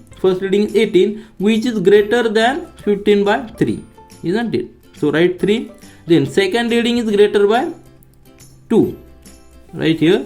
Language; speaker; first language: English; non-native, local second language; Marathi